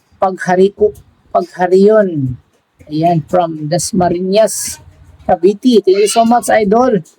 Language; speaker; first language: Filipino; non-native, local second language; Cebuano